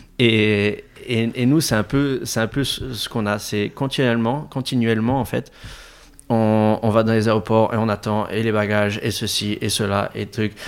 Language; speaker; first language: French; native; French